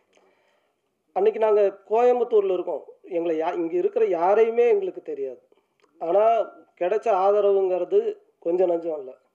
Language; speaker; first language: Tamil; native; Tamil